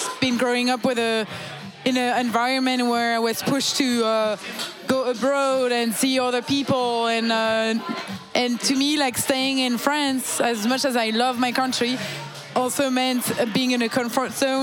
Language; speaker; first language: English; non-native, fluent; French